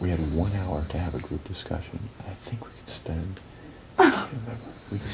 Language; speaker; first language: English; native; English